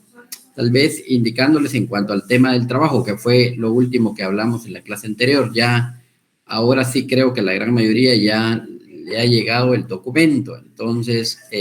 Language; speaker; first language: Spanish; native; Spanish